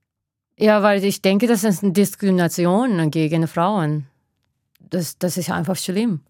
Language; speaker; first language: German; non-native, fluent; Japanese